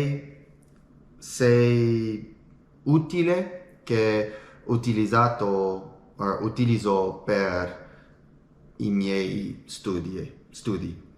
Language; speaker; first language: Italian; non-native, learner; English